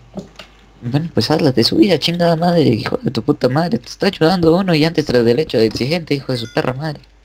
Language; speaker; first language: Spanish; native; Spanish